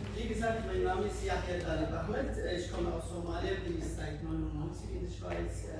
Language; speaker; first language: German; non-native, fluent; Somali